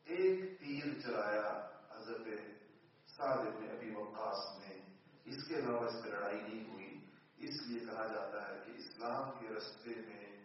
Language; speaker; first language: Urdu; non-native, local second language; Pashto